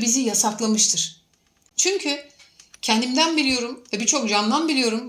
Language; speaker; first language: Turkish; native; Turkish